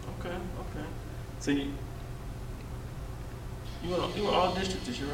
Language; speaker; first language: English; native; English